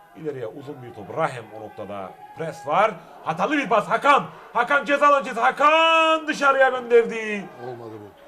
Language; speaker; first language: Turkish; native; Turkish